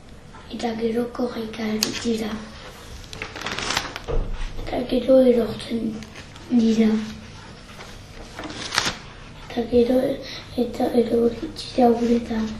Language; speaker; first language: Basque; non-native, local second language; French